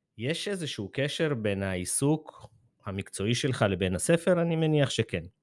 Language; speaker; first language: Hebrew; native; Hebrew